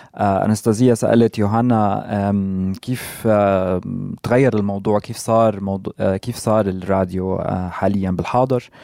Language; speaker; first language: Arabic; native; Arabic